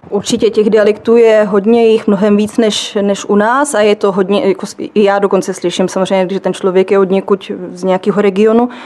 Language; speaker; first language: Czech; native; Czech